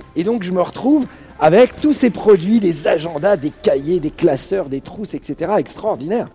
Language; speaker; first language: French; early bilingual, other home language; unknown